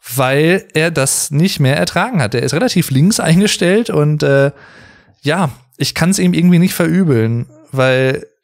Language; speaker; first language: German; native; German